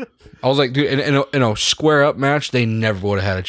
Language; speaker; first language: English; native; English